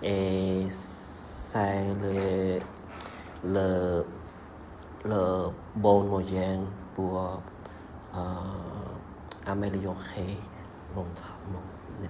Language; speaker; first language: French; non-native, learner; Vietnamese